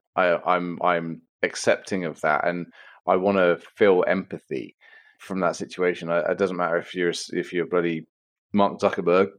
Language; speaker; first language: English; native; English